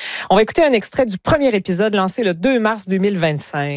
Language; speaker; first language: French; native; French